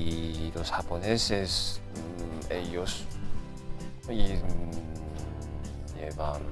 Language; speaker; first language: Spanish; non-native, fluent; Japanese